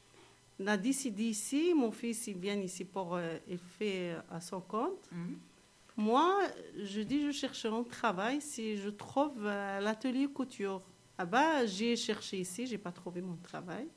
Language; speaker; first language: French; non-native, learner; Arabic